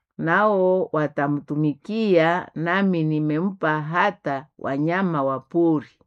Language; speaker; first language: Swahili; non-native, local second language; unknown